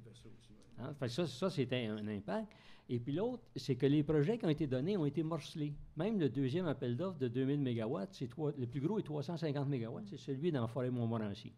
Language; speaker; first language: French; native; French